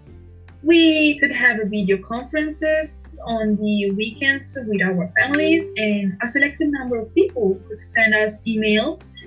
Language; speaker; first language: English; non-native, fluent; Italian